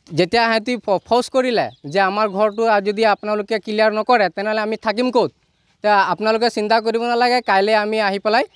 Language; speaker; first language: Assamese; non-native, local second language; Sadri